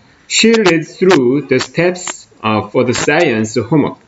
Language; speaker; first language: English; non-native, fluent; Korean